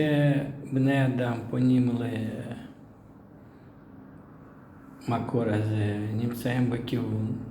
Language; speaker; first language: Hebrew; non-native, fluent; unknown